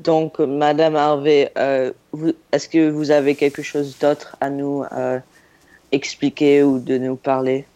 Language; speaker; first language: French; non-native, learner; English